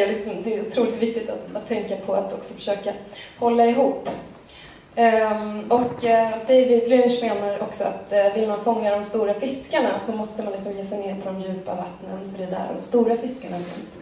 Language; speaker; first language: Swedish; native; Swedish